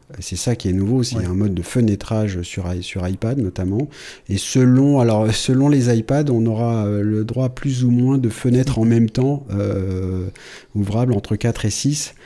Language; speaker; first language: French; native; French